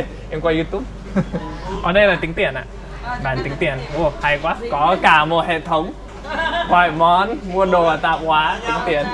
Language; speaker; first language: Vietnamese; non-native, fluent; English